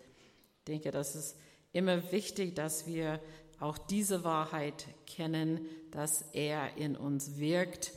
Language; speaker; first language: German; non-native, fluent; English